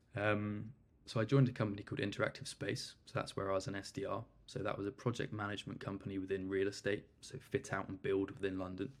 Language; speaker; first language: English; native; English